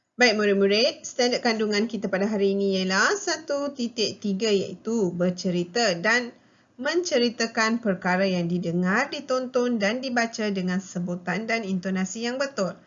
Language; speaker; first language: Malay; non-native, local second language; Tamil